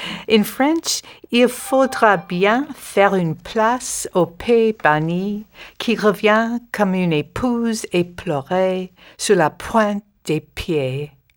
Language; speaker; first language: French; non-native, fluent; English